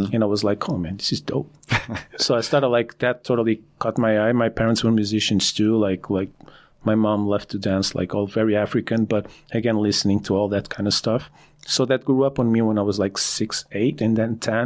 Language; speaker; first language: English; non-native, fluent; Portuguese